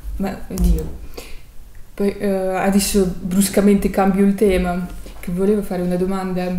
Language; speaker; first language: Italian; non-native, fluent; Russian